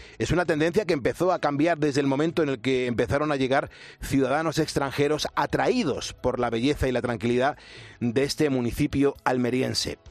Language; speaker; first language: Spanish; native; Spanish